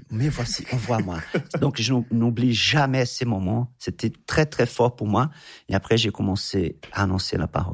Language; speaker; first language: French; non-native, fluent; Portuguese